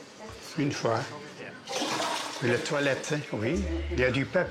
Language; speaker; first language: French; non-native, fluent; Dutch